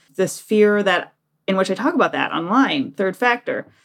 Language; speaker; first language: English; native; English